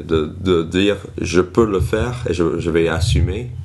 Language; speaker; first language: French; non-native, fluent; English